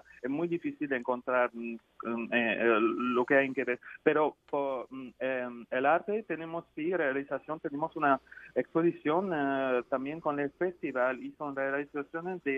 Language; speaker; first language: Spanish; non-native, fluent; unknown